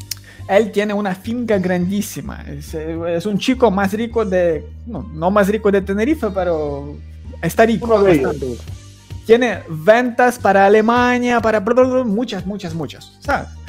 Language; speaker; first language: Spanish; non-native, learner; Ukrainian